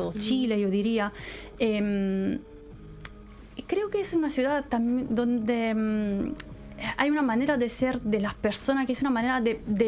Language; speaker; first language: Spanish; non-native, fluent; Italian